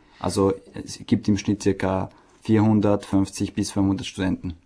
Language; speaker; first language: German; native; German